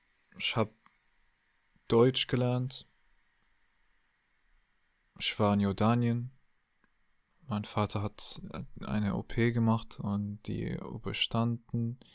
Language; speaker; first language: German; non-native, learner; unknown